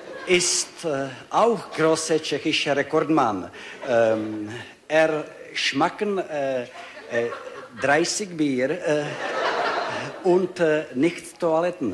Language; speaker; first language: German; non-native, learner; Czech